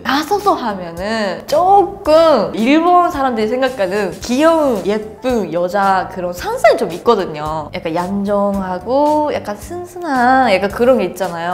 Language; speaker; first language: Korean; non-native, fluent; Japanese